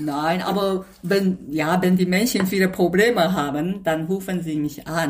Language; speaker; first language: German; non-native, fluent; Chinese